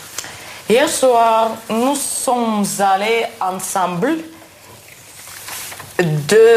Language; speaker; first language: French; non-native, learner; Russian